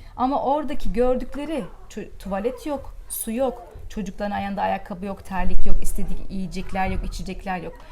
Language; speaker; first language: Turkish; early bilingual, heritage; Turkish